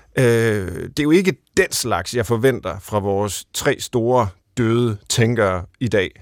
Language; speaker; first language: Danish; native; Danish